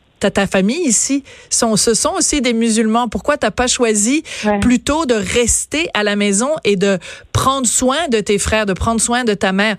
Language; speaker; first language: French; native; French